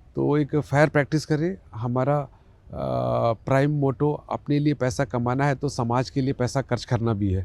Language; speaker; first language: Hindi; non-native, local second language; Malayalam